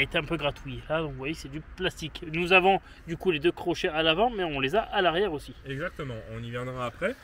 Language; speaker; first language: French; native; French